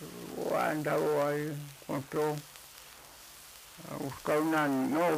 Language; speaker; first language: Spanish; non-native, local second language; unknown